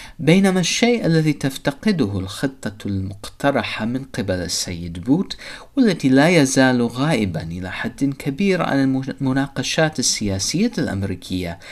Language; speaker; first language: Arabic; non-native, fluent; English